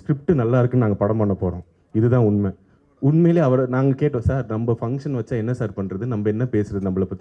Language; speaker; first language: Tamil; native; Tamil